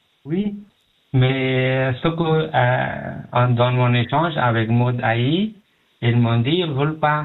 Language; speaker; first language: French; non-native, learner; Pashto